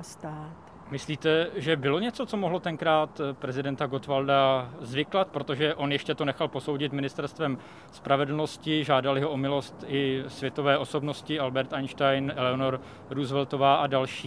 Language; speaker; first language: Czech; native; Czech